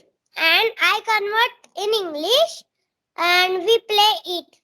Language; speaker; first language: English; non-native, learner; Marathi